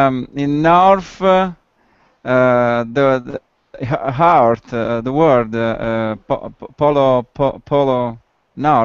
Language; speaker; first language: English; non-native, learner; Italian